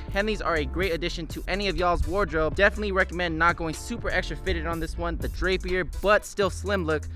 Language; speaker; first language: English; native; English